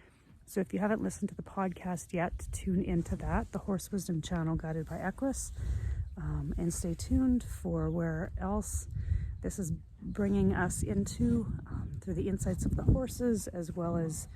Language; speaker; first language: English; native; English